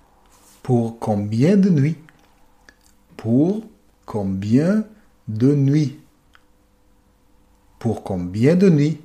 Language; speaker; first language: French; non-native, fluent; German